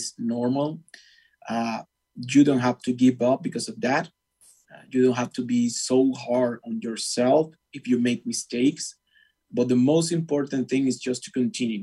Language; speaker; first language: English; non-native, fluent; Spanish